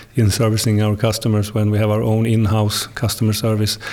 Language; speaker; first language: English; non-native, fluent; Swedish